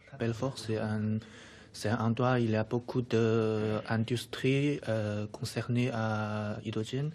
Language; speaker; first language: French; non-native, fluent; Chinese